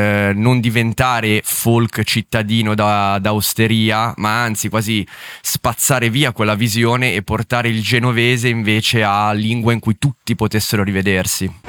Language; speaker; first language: Italian; native; Italian